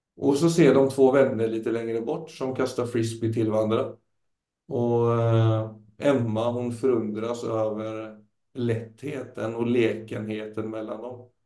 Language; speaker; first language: Swedish; native; Swedish